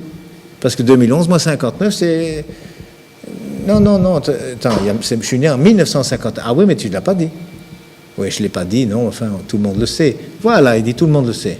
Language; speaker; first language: French; native; French